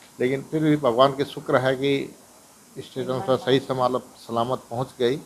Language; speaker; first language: Hindi; native; Hindi